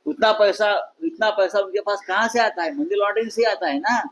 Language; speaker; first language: Hindi; non-native, local second language; Marathi